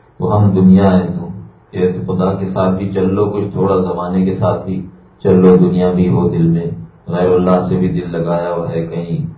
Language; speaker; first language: Urdu; native; Urdu